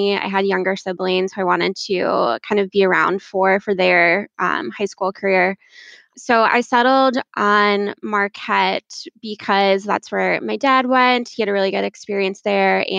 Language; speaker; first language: English; native; English